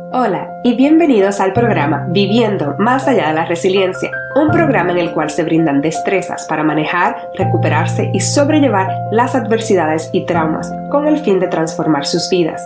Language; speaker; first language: Spanish; native; Spanish